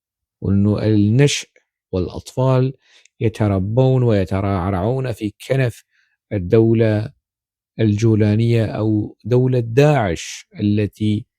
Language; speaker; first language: Arabic; non-native, local second language; Kurdish